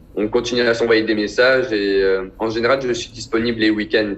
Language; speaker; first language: French; native; French